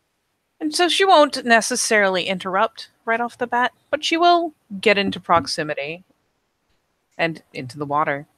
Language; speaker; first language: English; native; English